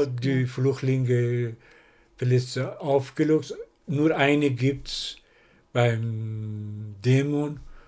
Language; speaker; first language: German; non-native, learner; Persian